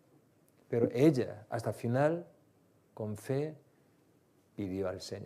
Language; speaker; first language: Spanish; non-native, learner; Korean